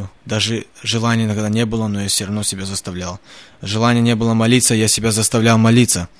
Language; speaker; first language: Russian; early bilingual, heritage; Russian